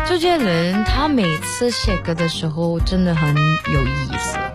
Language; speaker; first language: Chinese; non-native, fluent; Malay